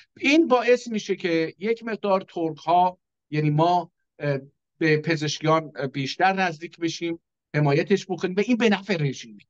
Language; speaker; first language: Persian; non-native, local second language; Azerbaijani